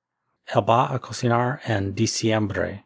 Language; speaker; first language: Spanish; non-native, fluent; English